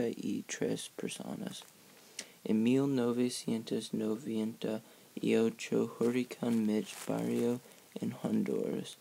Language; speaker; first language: Spanish; non-native, learner; English